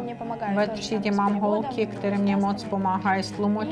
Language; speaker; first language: Czech; non-native, learner; Ukrainian